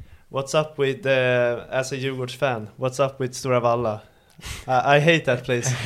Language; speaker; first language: English; non-native, fluent; Swedish